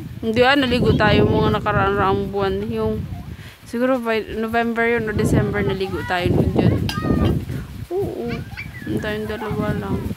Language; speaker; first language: Filipino; non-native, local second language; Bikol